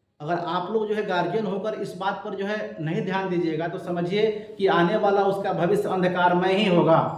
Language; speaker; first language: Hindi; native; Hindi